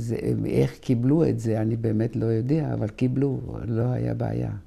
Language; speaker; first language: Hebrew; non-native, fluent; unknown